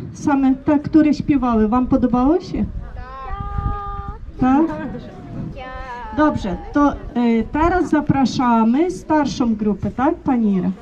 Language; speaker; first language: Polish; non-native, fluent; Ukrainian